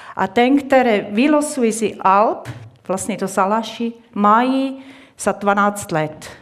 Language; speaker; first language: Czech; non-native, fluent; Swiss German